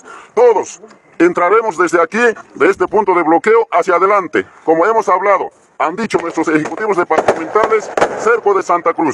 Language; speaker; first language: Spanish; native; Spanish